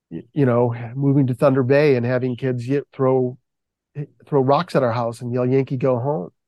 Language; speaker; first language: English; native; English